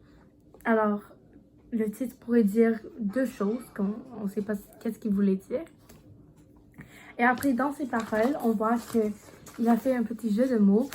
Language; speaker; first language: French; non-native, learner; English